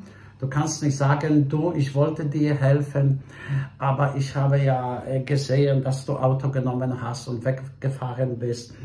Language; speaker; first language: German; non-native, fluent; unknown